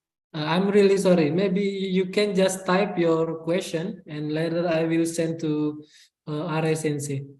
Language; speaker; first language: English; non-native, fluent; Indonesian